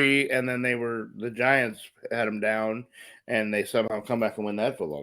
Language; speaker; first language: English; native; English